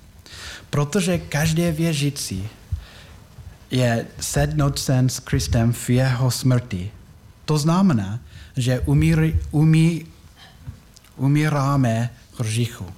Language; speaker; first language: Czech; non-native, learner; English